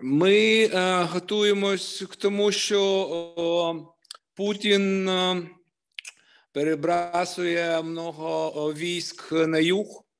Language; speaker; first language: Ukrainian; non-native, local second language; Russian